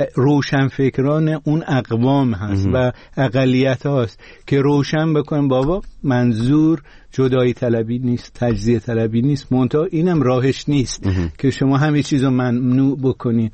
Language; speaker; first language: Persian; non-native, local second language; Azerbaijani